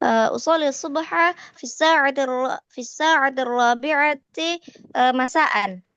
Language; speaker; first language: Arabic; non-native, learner; Indonesian